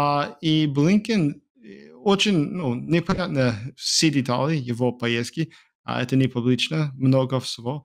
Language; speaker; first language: Ukrainian; non-native, learner; English